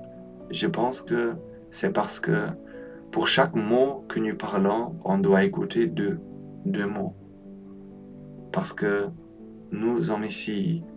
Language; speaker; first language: French; non-native, learner; Polish